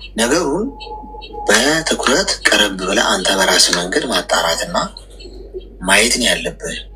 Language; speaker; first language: Amharic; native; Amharic